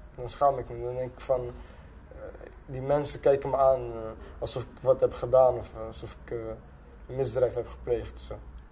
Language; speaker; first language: Dutch; early bilingual, other home language; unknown